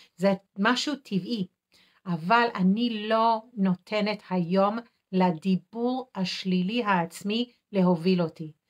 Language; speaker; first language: Hebrew; native; Hebrew